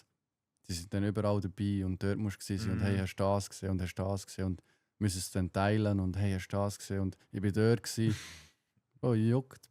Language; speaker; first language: German; native; German